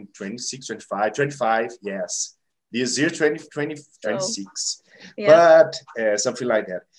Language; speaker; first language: English; non-native, learner; Portuguese